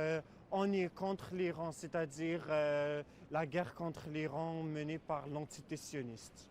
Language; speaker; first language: French; early bilingual, other home language; Persian